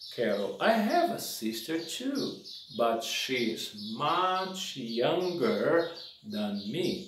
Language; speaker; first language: English; non-native, fluent; Portuguese